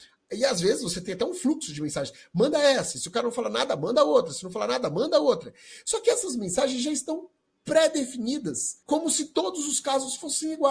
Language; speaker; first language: Portuguese; native; Portuguese